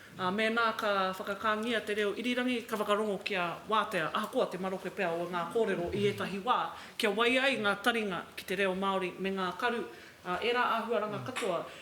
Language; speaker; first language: Māori; non-native, local second language; English